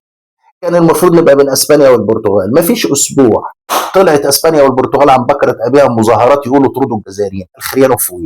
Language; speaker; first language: Arabic; native; Arabic